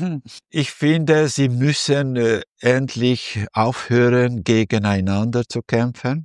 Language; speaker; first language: German; non-native, fluent; Albanian